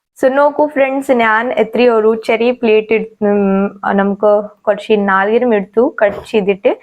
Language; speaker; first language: Malayalam; non-native, learner; Kannada